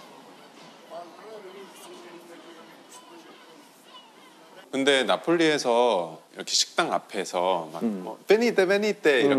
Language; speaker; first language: Korean; early bilingual, heritage; Korean